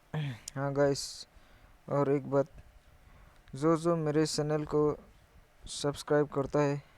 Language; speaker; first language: Hindi; non-native, local second language; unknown